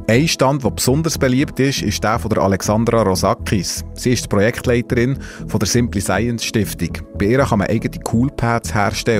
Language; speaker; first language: German; native; German